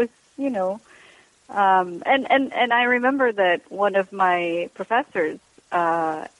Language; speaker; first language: English; non-native, fluent; Arabic